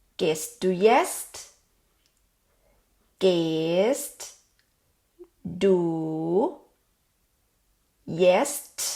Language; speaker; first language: German; non-native, fluent; Thai